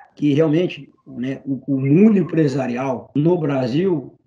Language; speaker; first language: Portuguese; native; Portuguese